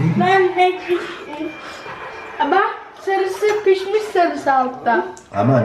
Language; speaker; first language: Turkish; early bilingual, other home language; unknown